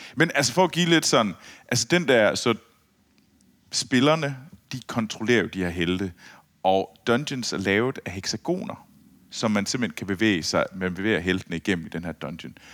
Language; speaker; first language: Danish; native; Danish